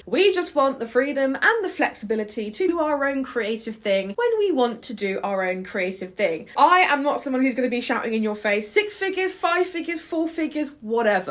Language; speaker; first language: English; native; English